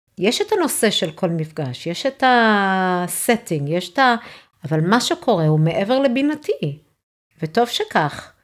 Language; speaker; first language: Hebrew; early bilingual, other home language; English